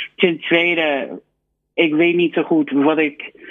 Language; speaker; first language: Dutch; non-native, fluent; English